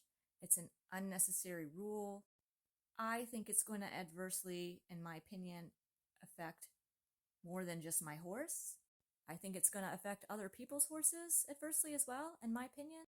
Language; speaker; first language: English; native; English